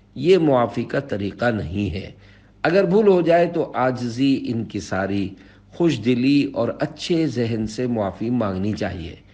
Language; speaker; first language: Urdu; native; Urdu